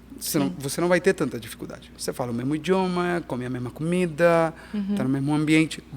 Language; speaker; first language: Portuguese; early bilingual, heritage; Portuguese